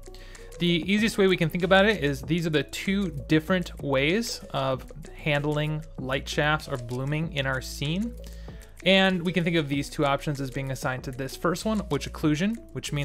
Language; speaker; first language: English; native; English